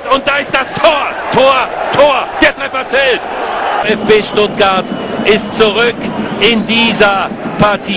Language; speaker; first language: German; native; German